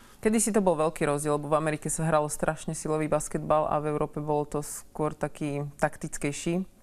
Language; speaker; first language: Slovak; native; Slovak